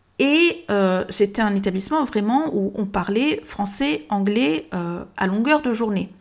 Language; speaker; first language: French; early bilingual, heritage; French